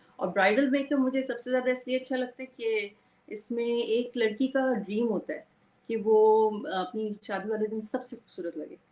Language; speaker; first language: Urdu; native; Urdu